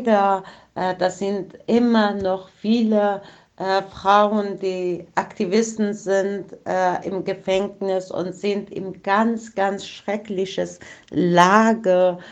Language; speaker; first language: German; non-native, fluent; Persian